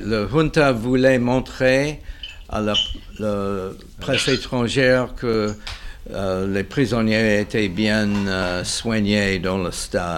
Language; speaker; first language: French; non-native, fluent; English